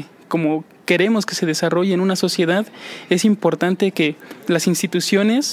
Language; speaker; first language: Spanish; native; Spanish